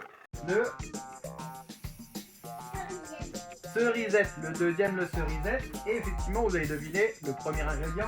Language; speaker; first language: French; native; French